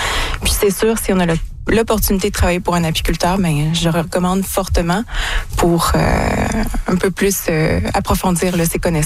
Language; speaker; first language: French; native; French